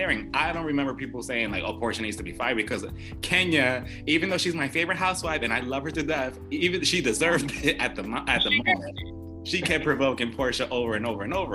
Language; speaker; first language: English; native; English